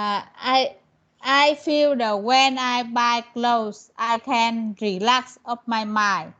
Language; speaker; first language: English; non-native, learner; Vietnamese